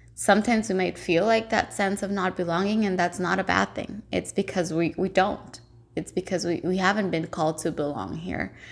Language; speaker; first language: English; non-native, fluent; Spanish